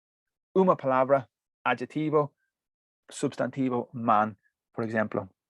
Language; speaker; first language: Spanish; non-native, learner; English